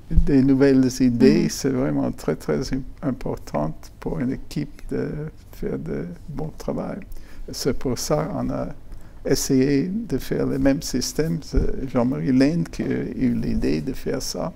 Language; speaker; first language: French; non-native, fluent; German